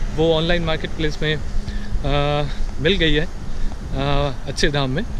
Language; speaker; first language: Hindi; non-native, local second language; Bangla